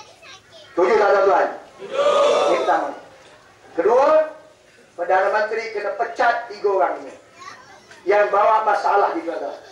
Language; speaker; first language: Malay; native; Malay